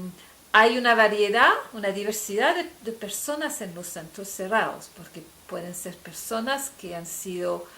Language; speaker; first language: Spanish; non-native, fluent; French